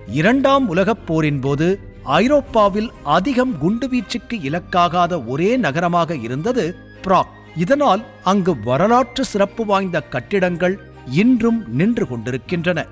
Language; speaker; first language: Tamil; native; Tamil